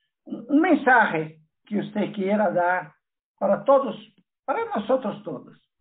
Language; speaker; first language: Spanish; non-native, learner; Portuguese